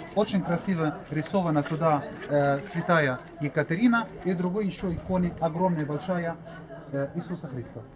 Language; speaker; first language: Russian; non-native, learner; Arabic